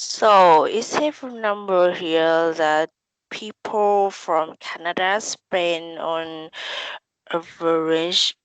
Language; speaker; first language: English; non-native, learner; Vietnamese